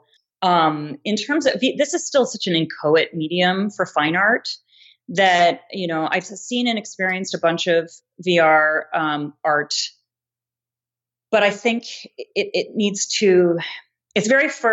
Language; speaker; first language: English; native; English